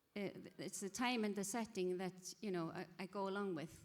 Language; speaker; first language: English; non-native, fluent; Icelandic